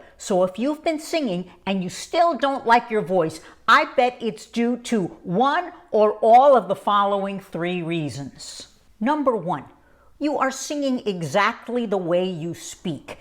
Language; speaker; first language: English; native; English